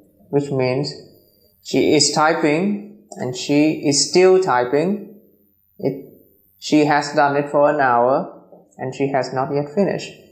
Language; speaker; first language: English; non-native, fluent; Vietnamese